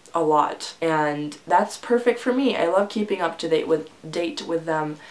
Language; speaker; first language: English; non-native, fluent; Finnish